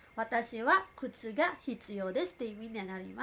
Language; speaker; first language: Japanese; non-native, fluent; Filipino